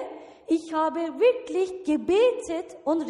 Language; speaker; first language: German; non-native, learner; Turkish